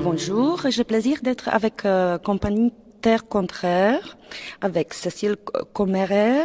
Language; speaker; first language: French; non-native, fluent; Czech